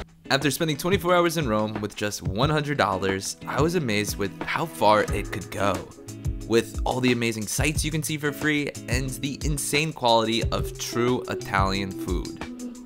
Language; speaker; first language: English; native; English